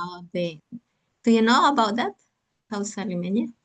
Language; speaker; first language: English; non-native, learner; Spanish